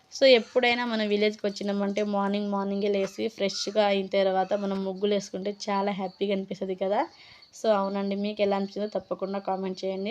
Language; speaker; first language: Telugu; non-native, local second language; Lambadi